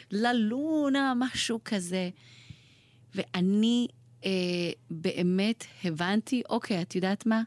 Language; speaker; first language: Hebrew; early bilingual, other home language; Persian